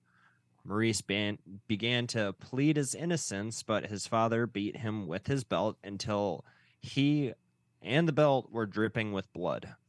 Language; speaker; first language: English; native; English